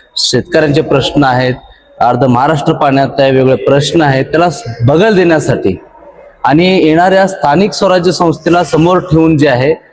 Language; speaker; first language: Marathi; non-native, local second language; Urdu